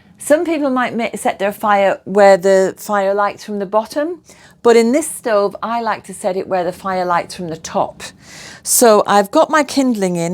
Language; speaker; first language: English; native; English